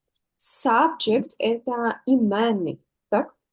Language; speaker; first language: Russian; native; Russian